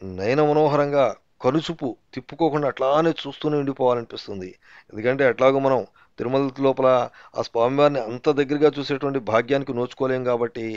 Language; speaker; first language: Telugu; native; Telugu